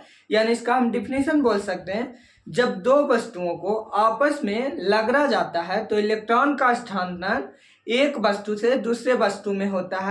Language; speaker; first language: Hindi; native; Hindi